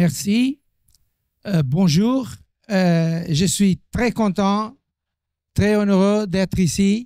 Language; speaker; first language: French; non-native, fluent; Portuguese